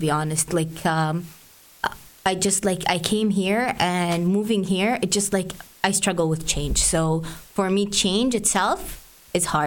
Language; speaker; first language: English; non-native, fluent; Arabic